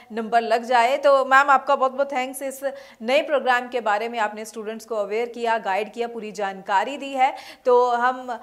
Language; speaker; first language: Hindi; non-native, local second language; Punjabi